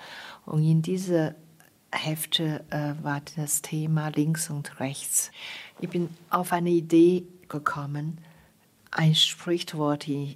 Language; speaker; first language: German; non-native, fluent; Chinese